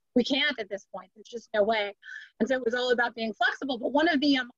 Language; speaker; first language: English; native; English